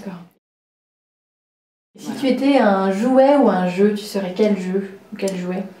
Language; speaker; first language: French; native; French